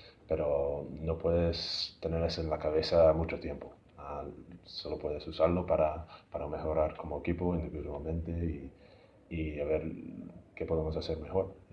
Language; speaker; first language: Spanish; non-native, fluent; English